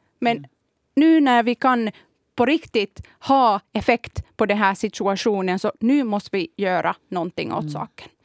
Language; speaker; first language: Swedish; non-native, fluent; Kurdish